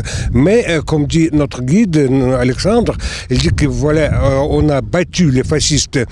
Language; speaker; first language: French; non-native, fluent; Russian